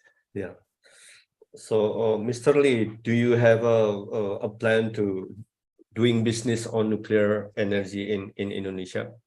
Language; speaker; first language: English; non-native, fluent; Indonesian